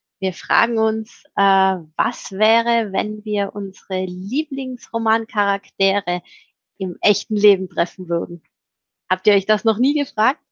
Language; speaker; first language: German; native; German